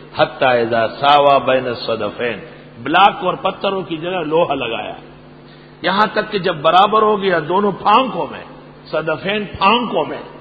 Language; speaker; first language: Urdu; non-native, local second language; Pashto